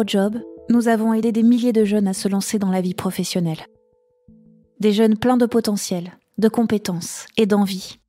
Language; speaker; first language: French; native; French